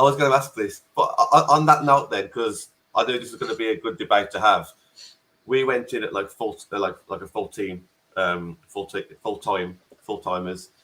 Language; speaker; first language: English; native; English